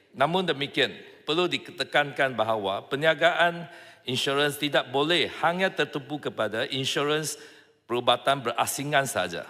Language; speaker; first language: Malay; non-native, local second language; Chinese